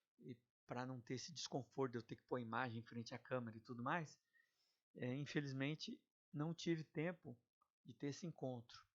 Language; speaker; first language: Portuguese; native; Portuguese